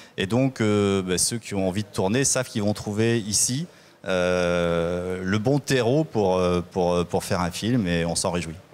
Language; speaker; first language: French; native; French